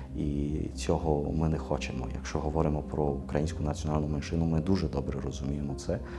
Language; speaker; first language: Ukrainian; native; Ukrainian